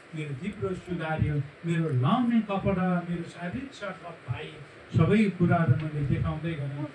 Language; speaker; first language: Nepali; non-native, local second language; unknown